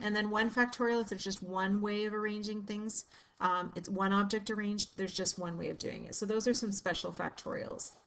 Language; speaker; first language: English; native; English